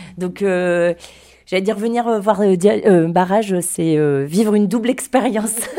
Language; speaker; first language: French; native; French